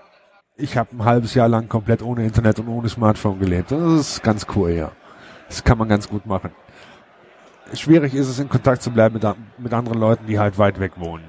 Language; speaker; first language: German; native; German